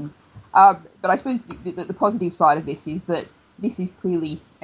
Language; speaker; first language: English; native; English